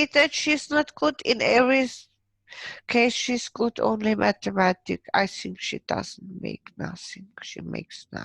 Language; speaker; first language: English; non-native, fluent; German